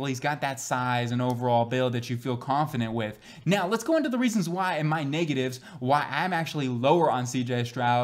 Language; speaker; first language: English; native; English